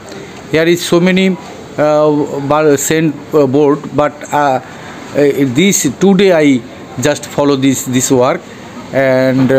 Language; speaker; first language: English; non-native, learner; Bangla